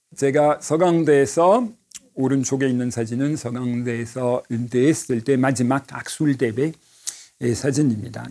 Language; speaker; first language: Korean; non-native, fluent; French